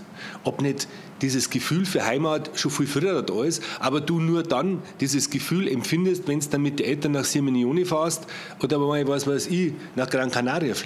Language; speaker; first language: German; native; German